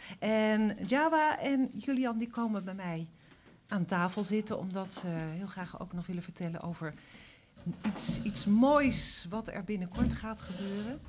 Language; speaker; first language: Dutch; native; Dutch